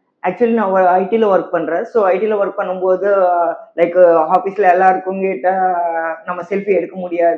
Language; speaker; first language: Tamil; non-native, learner; Telugu